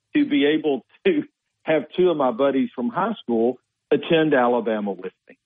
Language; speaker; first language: English; native; English